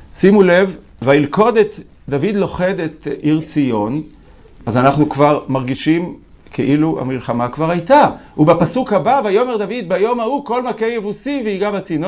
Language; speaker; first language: Hebrew; native; Hebrew